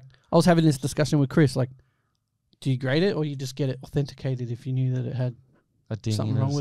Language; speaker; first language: English; native; English